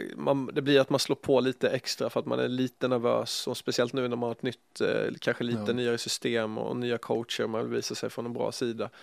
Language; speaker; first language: Swedish; native; Swedish